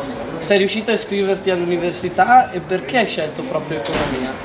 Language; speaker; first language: Italian; native; Italian